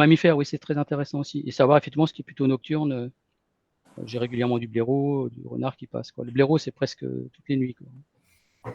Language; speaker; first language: French; native; French